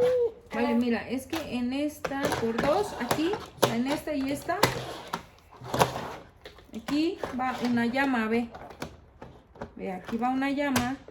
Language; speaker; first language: Spanish; native; Spanish